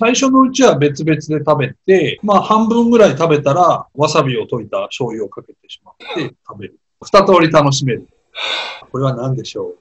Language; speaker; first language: Japanese; native; Japanese